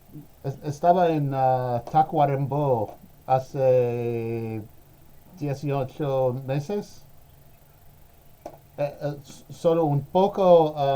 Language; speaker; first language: Spanish; non-native, learner; English